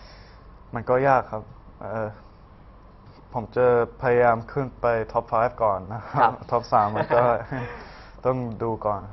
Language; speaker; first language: Thai; early bilingual, heritage; Thai